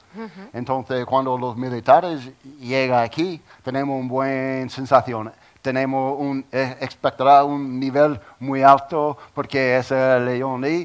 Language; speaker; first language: Spanish; non-native, learner; English